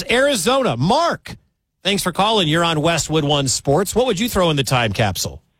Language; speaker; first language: English; native; English